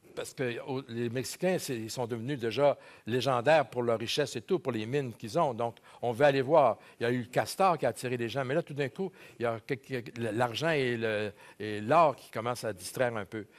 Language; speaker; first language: French; native; French